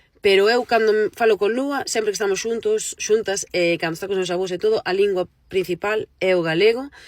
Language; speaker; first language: Galician; native; Galician